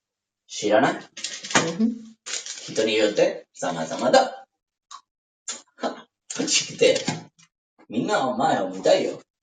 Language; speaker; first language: Japanese; non-native, learner; Spanish